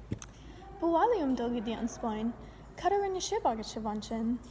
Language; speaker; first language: Irish; non-native, learner; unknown